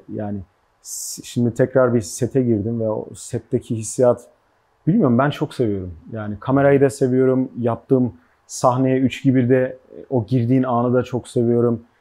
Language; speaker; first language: Turkish; early bilingual, heritage; Turkish